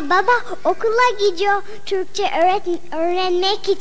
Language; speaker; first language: Turkish; non-native, learner; English